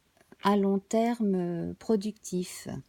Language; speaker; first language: French; native; French